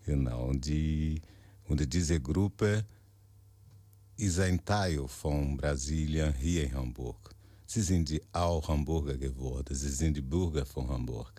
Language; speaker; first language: German; non-native, fluent; Portuguese